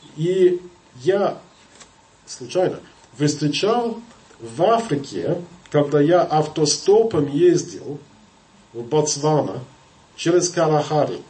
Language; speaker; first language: Russian; non-native, fluent; English